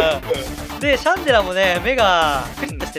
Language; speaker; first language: Japanese; native; Japanese